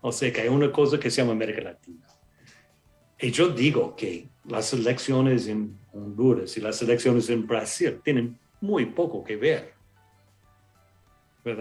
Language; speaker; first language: Spanish; non-native, fluent; English